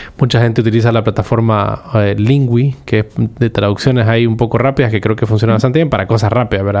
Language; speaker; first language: Spanish; native; Spanish